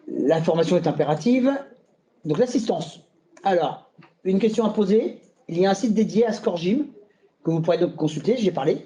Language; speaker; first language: French; native; French